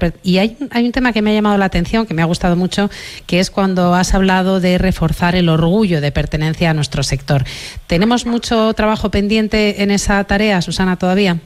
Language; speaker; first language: Spanish; native; Spanish